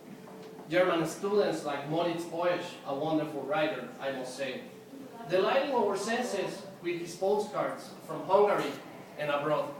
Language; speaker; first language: English; non-native, fluent; Spanish